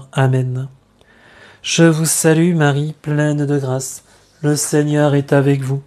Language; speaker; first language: French; native; French